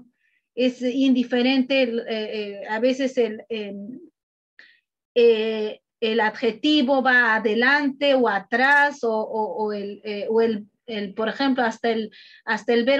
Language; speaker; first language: Spanish; non-native, local second language; Quechua